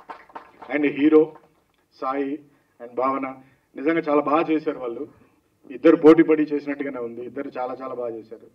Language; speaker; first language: Telugu; native; Telugu